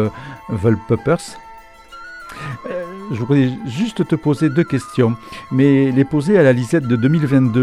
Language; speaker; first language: French; native; French